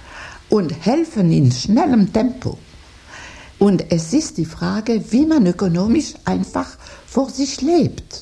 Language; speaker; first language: German; non-native, fluent; French